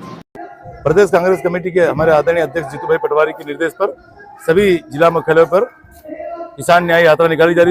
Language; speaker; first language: Hindi; native; Hindi